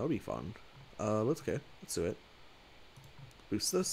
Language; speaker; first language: English; native; English